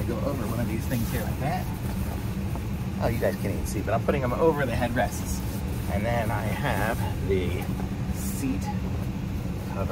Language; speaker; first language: English; native; English